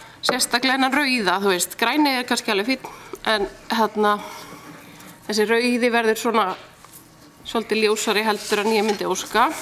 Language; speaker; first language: Icelandic; native; Icelandic